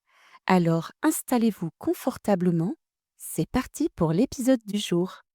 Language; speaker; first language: French; native; French